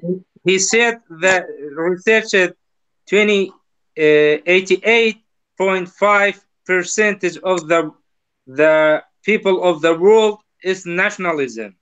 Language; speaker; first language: English; non-native, learner; Kurdish